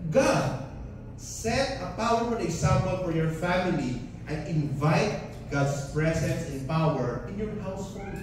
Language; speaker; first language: English; non-native, local second language; Filipino